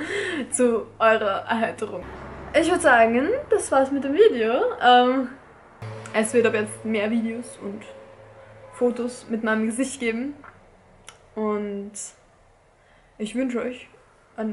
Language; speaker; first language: German; native; German